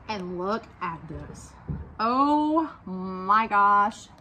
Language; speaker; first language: English; native; English